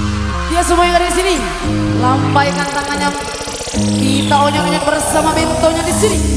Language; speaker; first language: Indonesian; native; Indonesian